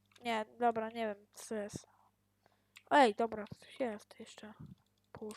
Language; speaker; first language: Polish; native; Polish